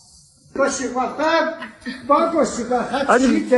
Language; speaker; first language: Chinese; native; Chinese